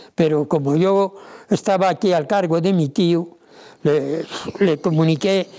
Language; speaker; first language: Spanish; non-native, local second language; Galician